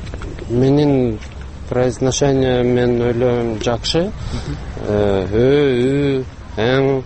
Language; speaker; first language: Kyrgyz; non-native, local second language; Russian